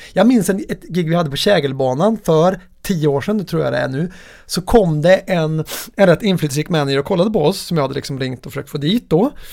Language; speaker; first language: Swedish; native; Swedish